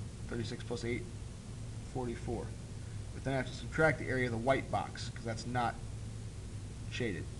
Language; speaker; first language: English; native; English